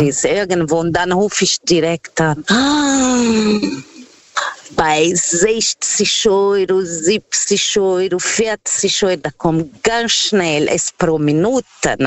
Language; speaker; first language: German; non-native, learner; Portuguese